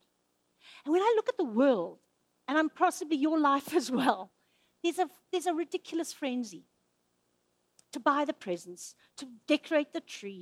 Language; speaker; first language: English; native; English